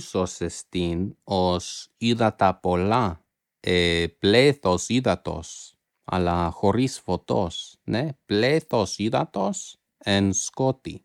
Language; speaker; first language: Greek; non-native, fluent; English